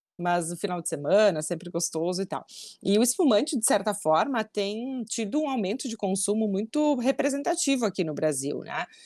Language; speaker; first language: Portuguese; native; Portuguese